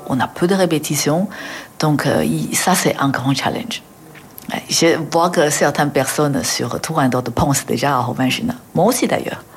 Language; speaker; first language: French; non-native, fluent; Chinese